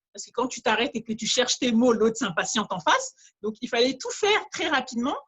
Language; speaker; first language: French; early bilingual, other home language; Bambara